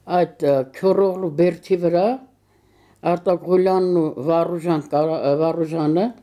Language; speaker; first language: Armenian; native; Armenian